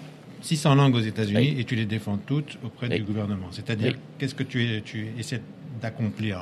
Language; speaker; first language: French; native; French